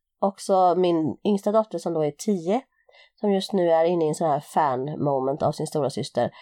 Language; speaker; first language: Swedish; native; Swedish